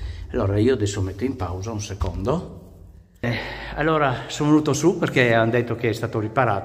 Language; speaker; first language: Italian; native; Italian